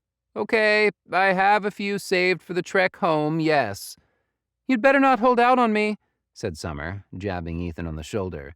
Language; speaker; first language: English; native; English